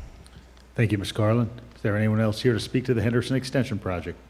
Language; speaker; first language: English; native; English